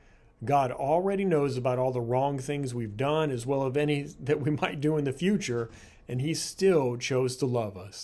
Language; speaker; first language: English; native; English